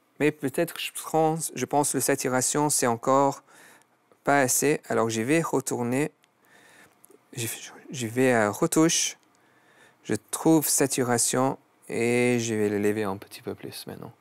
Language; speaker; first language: French; non-native, learner; English